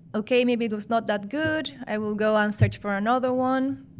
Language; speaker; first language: English; non-native, fluent; Spanish